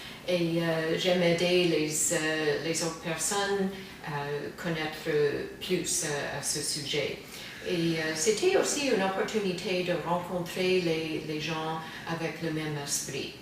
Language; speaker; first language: French; non-native, fluent; English